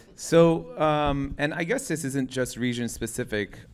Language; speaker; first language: English; native; English